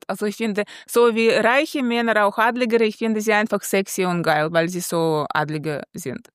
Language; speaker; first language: German; non-native, fluent; Russian